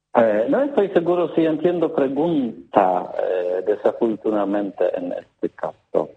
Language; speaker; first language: Spanish; non-native, learner; Polish